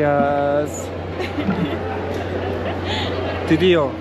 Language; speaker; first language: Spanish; non-native, learner; Korean